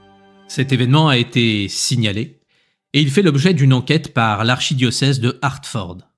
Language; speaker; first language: French; native; French